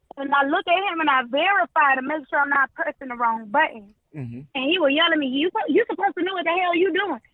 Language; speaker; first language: English; native; English